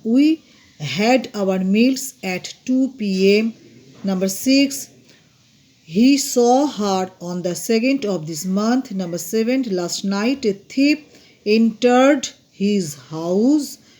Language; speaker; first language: English; non-native, local second language; Bangla